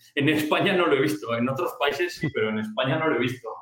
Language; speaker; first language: Spanish; native; Spanish